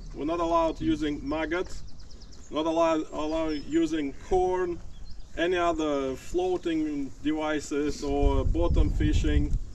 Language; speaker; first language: English; non-native, fluent; Russian